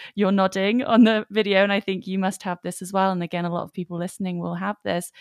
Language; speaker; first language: English; native; English